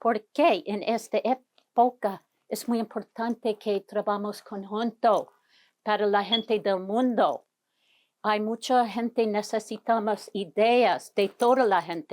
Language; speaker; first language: Spanish; non-native, learner; English